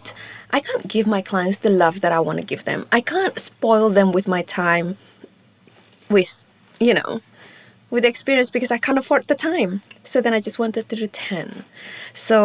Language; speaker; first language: English; non-native, local second language; Chinese